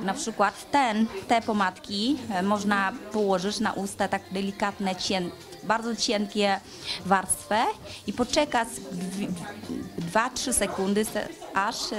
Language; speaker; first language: Polish; non-native, learner; Vietnamese